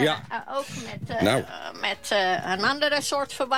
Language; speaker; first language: Dutch; non-native, fluent; Finnish